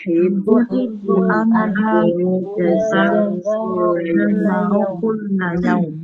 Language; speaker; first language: Arabic; non-native, learner; Indonesian